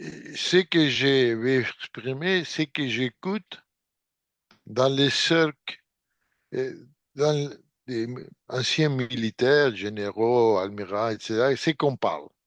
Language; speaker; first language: French; non-native, fluent; Portuguese